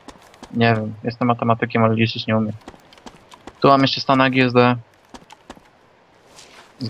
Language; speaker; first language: Polish; native; Polish